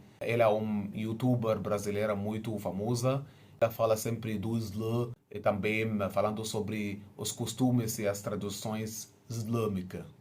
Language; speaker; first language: Portuguese; non-native, fluent; Arabic